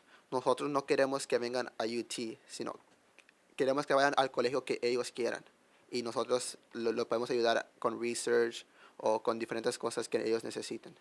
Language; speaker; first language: Spanish; early bilingual, heritage; Spanish